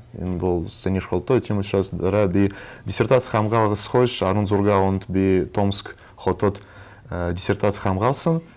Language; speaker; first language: Mongolian; non-native, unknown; Russian